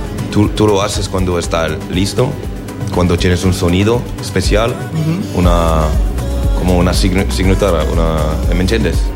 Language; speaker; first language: Spanish; non-native, learner; French